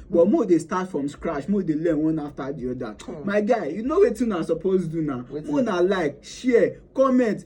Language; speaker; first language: Nigerian Pidgin; native; Nigerian Pidgin